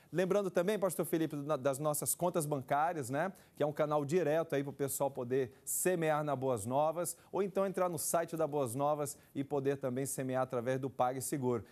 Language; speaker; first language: Portuguese; native; Portuguese